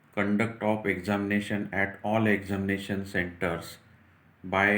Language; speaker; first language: English; non-native, local second language; Marathi